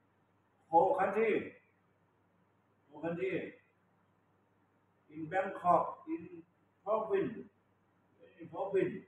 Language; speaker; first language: English; non-native, learner; Thai